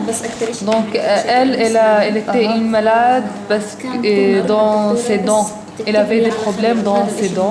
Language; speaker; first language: French; non-native, learner; Arabic